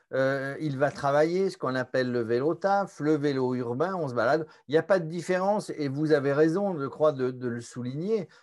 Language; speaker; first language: French; native; French